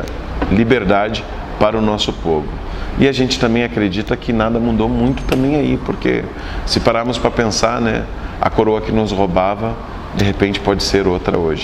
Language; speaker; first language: Portuguese; native; Portuguese